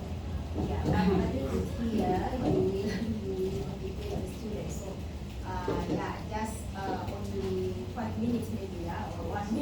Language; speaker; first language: English; non-native, fluent; Indonesian